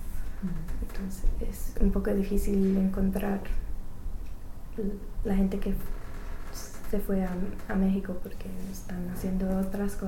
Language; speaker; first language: Spanish; non-native, learner; English